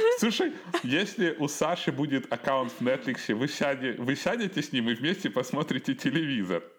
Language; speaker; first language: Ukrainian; non-native, local second language; Russian